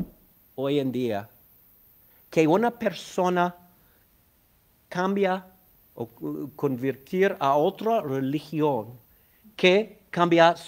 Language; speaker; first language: Spanish; non-native, fluent; English